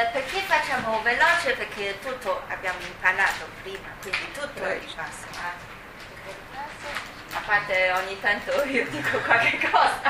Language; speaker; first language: Italian; non-native, learner; Chinese